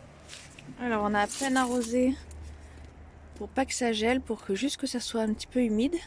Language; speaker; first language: French; native; French